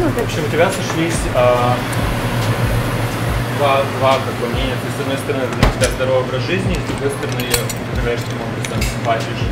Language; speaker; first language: Russian; native; Russian